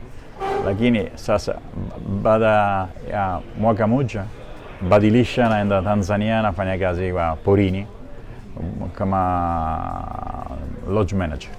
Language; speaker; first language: Swahili; non-native, learner; Italian